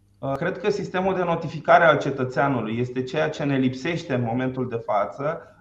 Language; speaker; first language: Romanian; native; Romanian